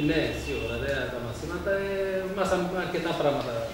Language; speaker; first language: Greek; non-native, learner; Arabic